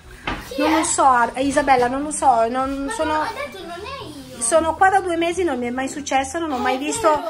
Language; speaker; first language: Italian; native; Italian